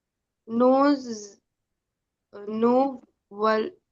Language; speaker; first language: French; non-native, learner; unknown